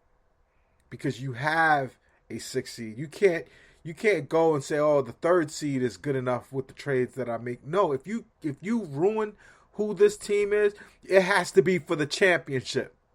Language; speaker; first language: English; native; English